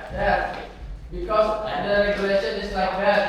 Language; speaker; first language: English; non-native, learner; Indonesian